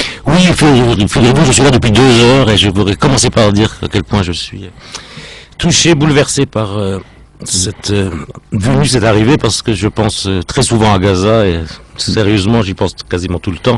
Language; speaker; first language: French; native; French